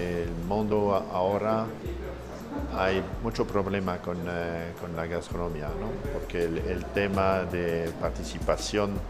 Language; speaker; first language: Spanish; non-native, fluent; French